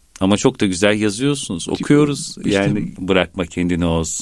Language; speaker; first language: Turkish; native; Turkish